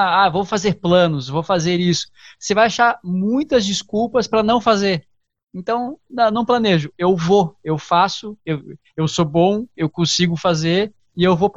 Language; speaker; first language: Portuguese; native; Portuguese